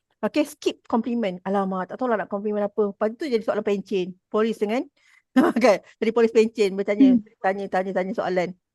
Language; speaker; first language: Malay; native; Malay